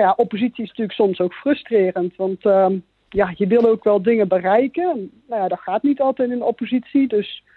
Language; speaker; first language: Dutch; native; Dutch